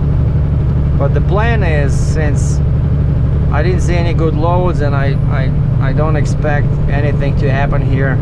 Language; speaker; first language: English; non-native, fluent; Russian